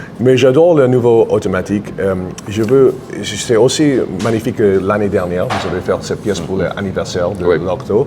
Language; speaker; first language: French; non-native, fluent; English